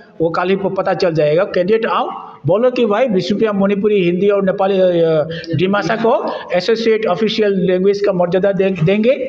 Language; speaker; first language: Hindi; native; Hindi